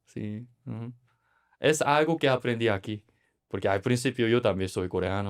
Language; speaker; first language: Spanish; non-native, learner; Korean